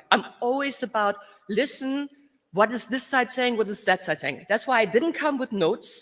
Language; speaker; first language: English; non-native, fluent; German